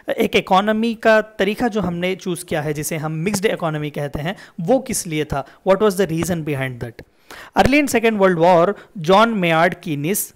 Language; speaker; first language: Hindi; non-native, local second language; Telugu